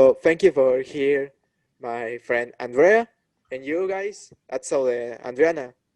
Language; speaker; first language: English; non-native, learner; Spanish